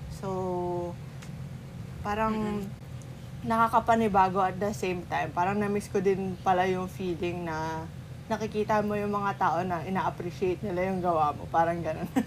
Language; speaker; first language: Filipino; native; Filipino